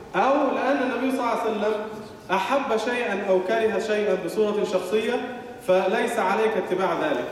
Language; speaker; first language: Arabic; native; Arabic